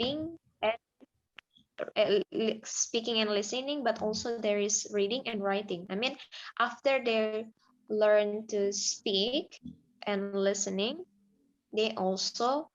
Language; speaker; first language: English; non-native, learner; Indonesian